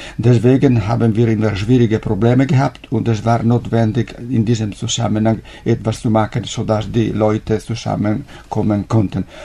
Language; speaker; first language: German; non-native, fluent; Italian